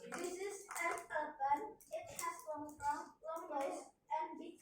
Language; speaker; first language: English; non-native, learner; Indonesian